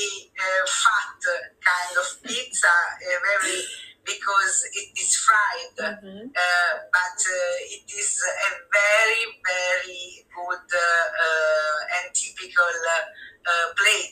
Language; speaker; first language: English; non-native, fluent; Italian